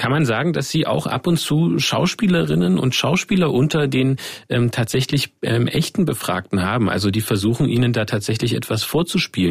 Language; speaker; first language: German; native; German